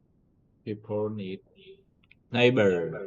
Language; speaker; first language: English; non-native, learner; Vietnamese